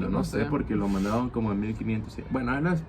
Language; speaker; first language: Spanish; native; Spanish